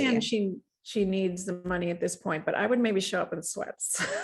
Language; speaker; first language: English; native; English